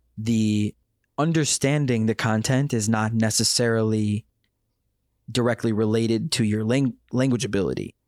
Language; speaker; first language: English; native; English